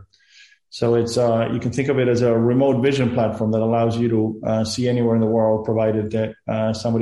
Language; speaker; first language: English; non-native, fluent; Spanish